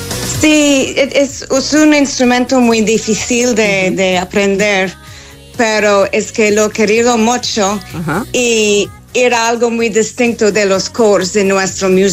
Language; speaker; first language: Spanish; non-native, fluent; English